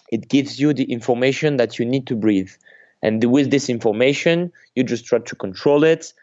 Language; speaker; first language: English; non-native, fluent; French